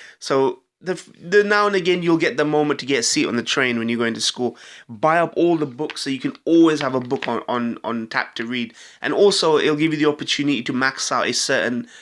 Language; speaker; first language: English; native; English